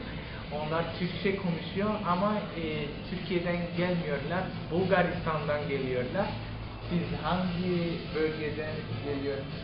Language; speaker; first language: Turkish; non-native, learner; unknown